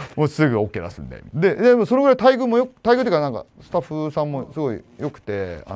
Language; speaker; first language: Japanese; native; Japanese